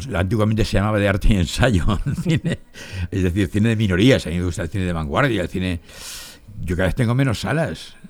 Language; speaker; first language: Spanish; native; Spanish